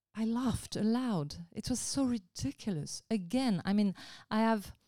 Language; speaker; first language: English; non-native, fluent; French